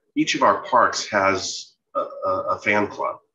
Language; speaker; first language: English; native; English